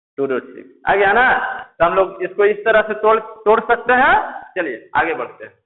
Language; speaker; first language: Hindi; native; Hindi